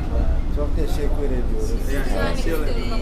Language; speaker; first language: Turkish; non-native, fluent; Indonesian